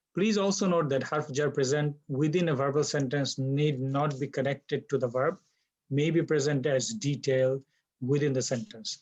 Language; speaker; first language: English; non-native, local second language; Bangla